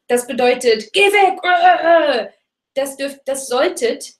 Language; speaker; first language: German; non-native, fluent; English